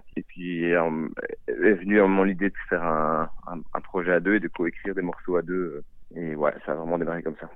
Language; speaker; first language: French; native; French